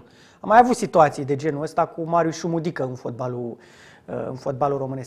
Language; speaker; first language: Romanian; native; Romanian